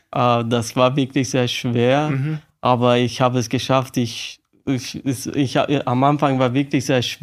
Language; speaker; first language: German; non-native, learner; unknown